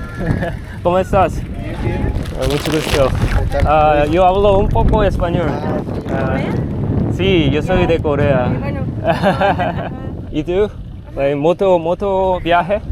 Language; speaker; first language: Spanish; non-native, learner; Korean